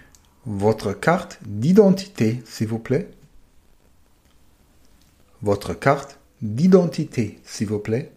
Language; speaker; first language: French; non-native, fluent; German